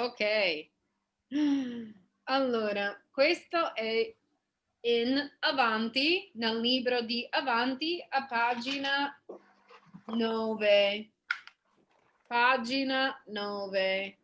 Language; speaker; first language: Italian; non-native, fluent; English